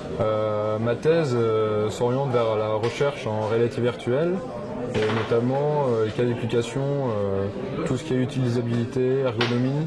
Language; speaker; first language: French; native; French